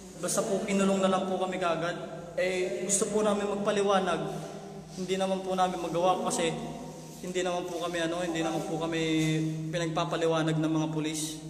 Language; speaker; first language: Filipino; non-native, local second language; Iloko